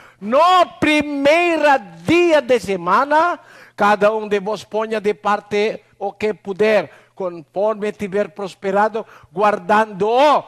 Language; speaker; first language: Portuguese; non-native, learner; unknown